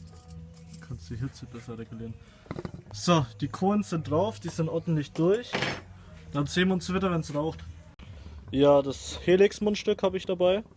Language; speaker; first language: German; native; German